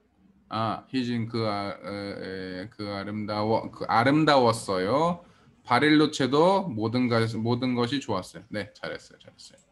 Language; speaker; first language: Korean; early bilingual, heritage; Korean